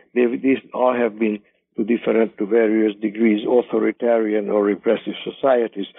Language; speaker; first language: English; non-native, fluent; Hungarian